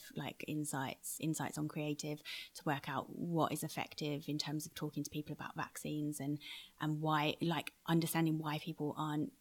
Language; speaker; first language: English; native; English